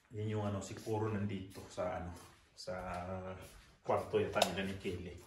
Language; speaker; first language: Filipino; non-native, local second language; Cebuano